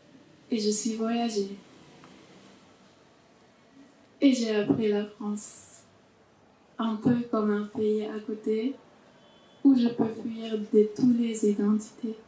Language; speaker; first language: French; non-native, learner; Russian